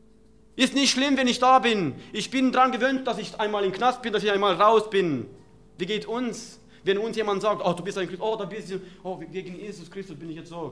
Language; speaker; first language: German; non-native, fluent; Romanian